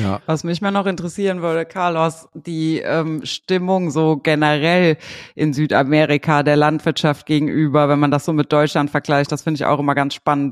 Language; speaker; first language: German; native; German